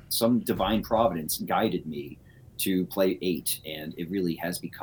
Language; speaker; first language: English; native; English